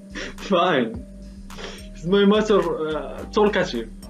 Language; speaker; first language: English; non-native, learner; Arabic